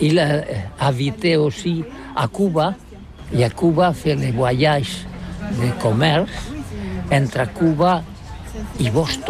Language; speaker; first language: French; non-native, learner; Catalan